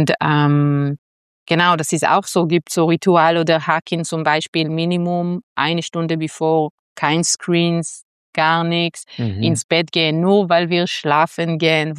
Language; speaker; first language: German; non-native, fluent; Hebrew